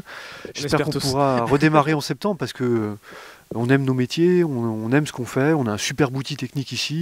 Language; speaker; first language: French; native; French